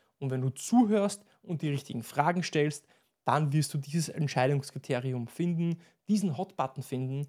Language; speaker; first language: German; native; German